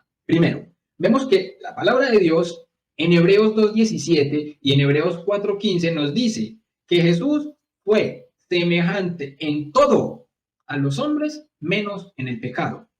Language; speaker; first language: Spanish; native; Spanish